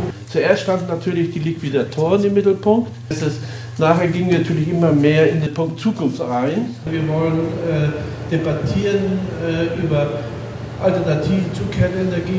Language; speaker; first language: German; native; German